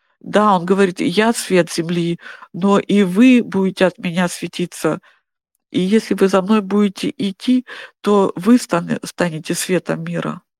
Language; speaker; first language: Russian; non-native, fluent; German